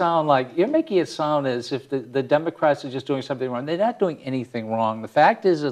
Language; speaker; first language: English; native; English